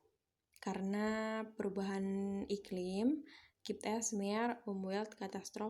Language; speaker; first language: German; non-native, fluent; Indonesian